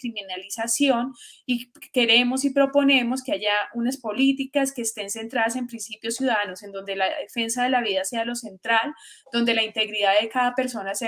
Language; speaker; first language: Spanish; native; Spanish